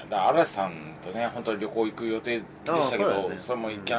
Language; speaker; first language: Japanese; native; Japanese